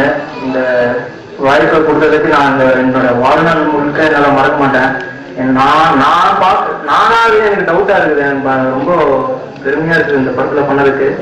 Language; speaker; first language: Tamil; non-native, fluent; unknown